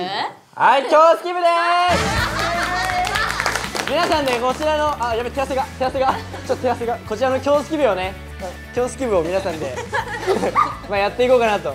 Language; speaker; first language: Japanese; native; Japanese